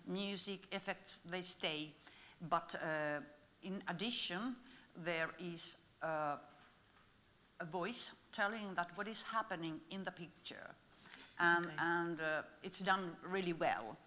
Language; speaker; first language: English; non-native, fluent; Finnish